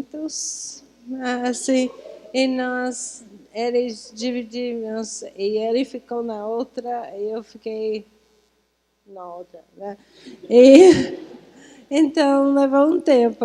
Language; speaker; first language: Portuguese; non-native, fluent; English